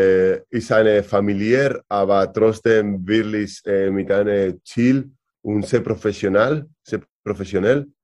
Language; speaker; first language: German; non-native, learner; Spanish